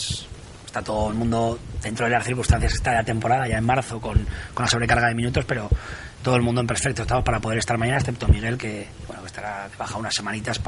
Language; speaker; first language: Spanish; native; Spanish